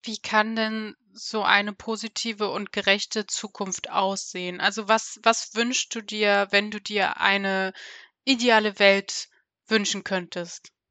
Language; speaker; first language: German; native; German